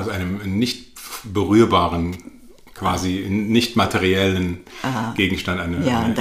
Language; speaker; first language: German; native; German